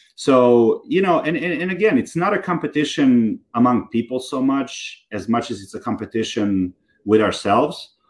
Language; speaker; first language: English; non-native, fluent; Serbian